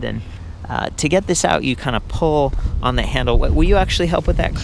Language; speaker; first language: English; native; English